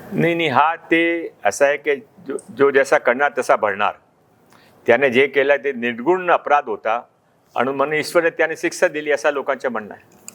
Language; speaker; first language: Marathi; non-native, local second language; Hindi